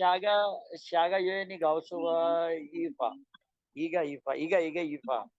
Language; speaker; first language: Chinese; non-native, learner; Urdu